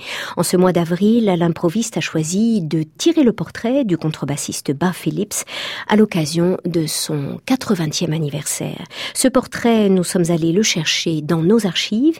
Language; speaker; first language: French; native; French